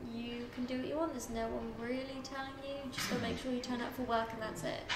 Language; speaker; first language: English; native; English